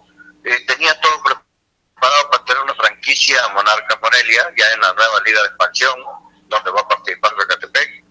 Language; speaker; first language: Spanish; native; Spanish